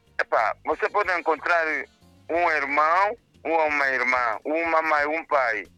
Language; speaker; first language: Portuguese; non-native, local second language; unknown